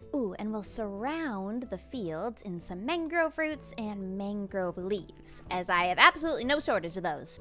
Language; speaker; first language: English; native; English